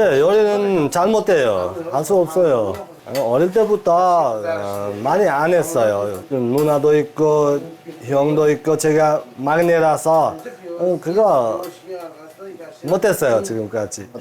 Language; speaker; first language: Korean; non-native, learner; Uzbek